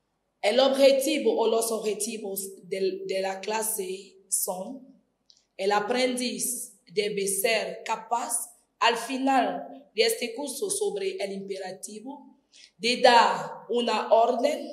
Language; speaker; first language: Spanish; non-native, fluent; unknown